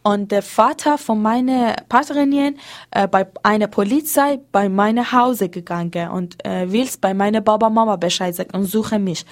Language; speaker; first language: German; non-native, learner; Persian